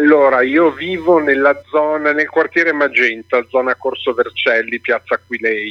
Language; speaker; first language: Italian; native; Italian